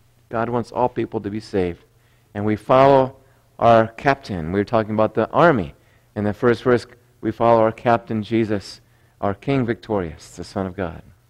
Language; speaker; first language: English; native; English